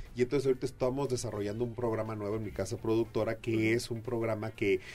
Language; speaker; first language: Spanish; native; Spanish